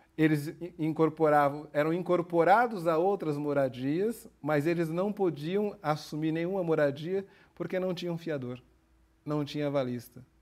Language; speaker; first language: Portuguese; native; Portuguese